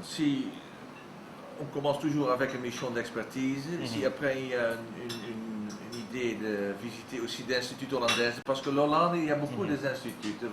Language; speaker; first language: French; non-native, learner; Dutch